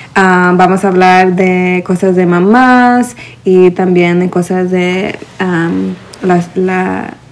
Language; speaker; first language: Spanish; early bilingual, heritage; Spanish